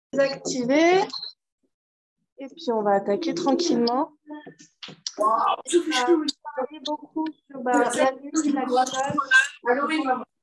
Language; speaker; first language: French; native; French